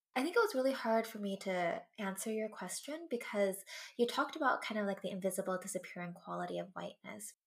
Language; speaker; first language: English; native; English